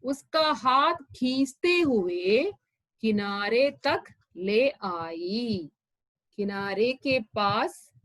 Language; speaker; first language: Hindi; non-native, local second language; Malayalam